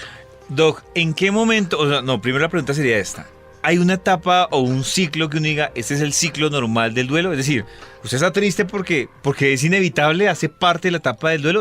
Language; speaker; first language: Spanish; native; Spanish